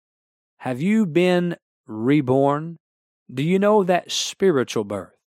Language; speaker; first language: English; native; English